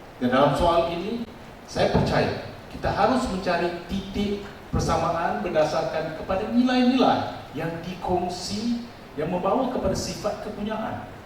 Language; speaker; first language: Malay; non-native, local second language; Tamil